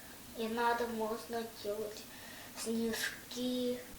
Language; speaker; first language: Russian; non-native, local second language; Yakut